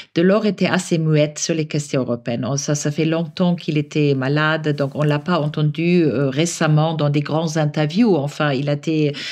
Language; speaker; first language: French; non-native, fluent; German